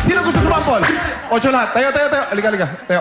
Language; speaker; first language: Filipino; native; Filipino